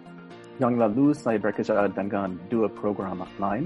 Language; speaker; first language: Indonesian; non-native, learner; English